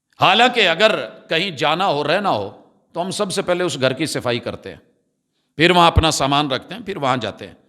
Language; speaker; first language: Urdu; non-native, local second language; Punjabi